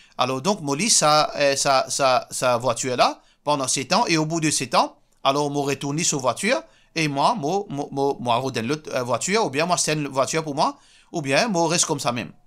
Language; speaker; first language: French; non-native, local second language; Morisyen